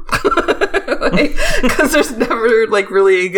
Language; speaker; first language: English; native; English